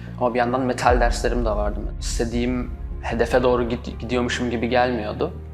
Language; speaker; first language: Turkish; native; Turkish